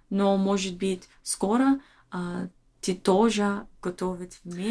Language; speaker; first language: Russian; non-native, learner; English